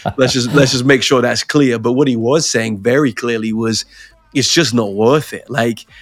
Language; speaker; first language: English; native; English